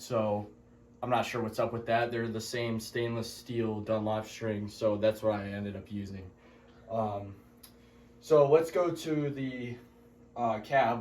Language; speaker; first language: English; native; English